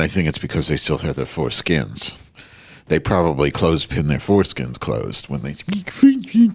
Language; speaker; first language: English; native; English